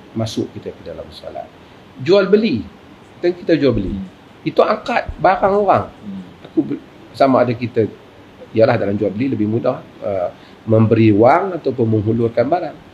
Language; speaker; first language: Malay; native; Malay